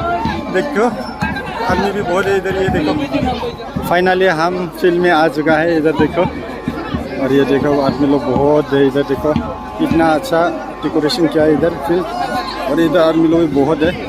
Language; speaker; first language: Hindi; non-native, local second language; Bodo